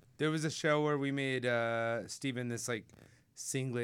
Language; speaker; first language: English; native; English